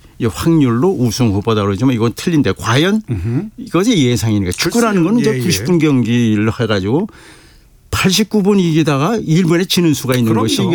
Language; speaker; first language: Korean; native; Korean